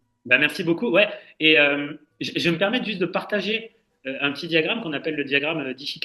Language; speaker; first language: French; native; French